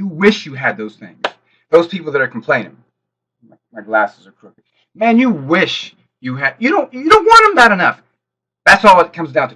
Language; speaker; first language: English; native; English